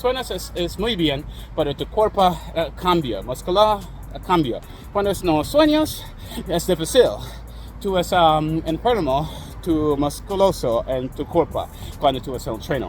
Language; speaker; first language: Spanish; non-native, learner; English